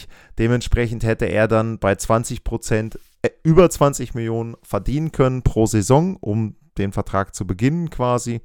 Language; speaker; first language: German; native; German